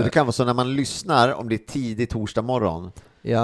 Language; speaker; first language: Swedish; native; Swedish